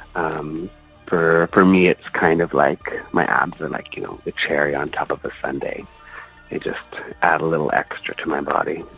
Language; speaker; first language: English; native; English